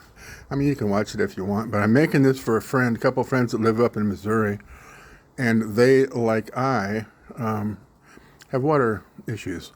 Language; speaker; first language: English; native; English